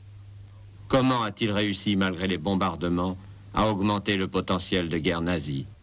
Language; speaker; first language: French; native; French